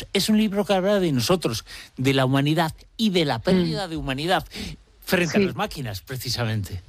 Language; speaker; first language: Spanish; native; Spanish